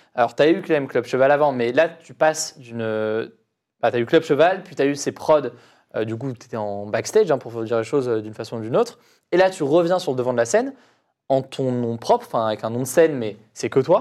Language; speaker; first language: French; native; French